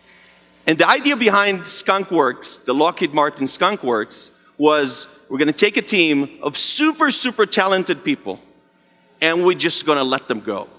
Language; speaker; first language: English; non-native, fluent; Hebrew